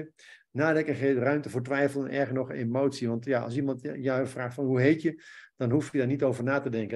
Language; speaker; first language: Dutch; native; Dutch